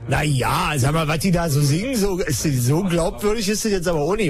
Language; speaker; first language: German; native; German